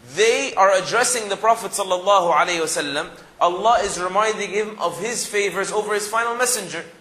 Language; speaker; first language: English; early bilingual, other home language; Arabic